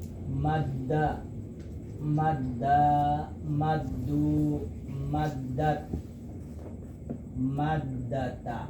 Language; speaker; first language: Arabic; non-native, fluent; Indonesian